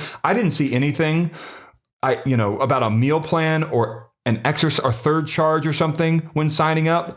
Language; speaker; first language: English; native; English